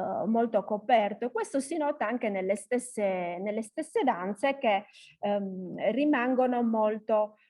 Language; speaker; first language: Italian; native; Italian